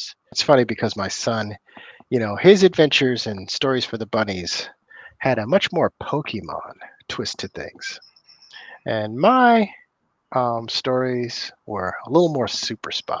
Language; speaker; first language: English; native; English